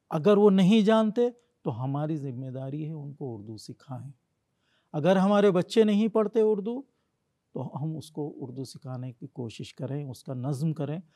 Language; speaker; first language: Urdu; native; Urdu